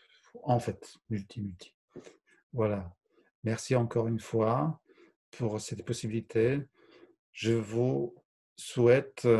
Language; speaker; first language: French; non-native, fluent; Polish